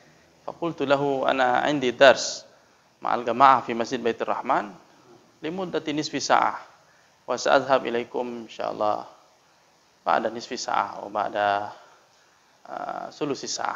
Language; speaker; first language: Arabic; non-native, fluent; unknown